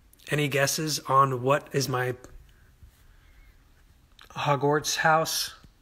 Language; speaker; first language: English; early bilingual, other home language; Spanish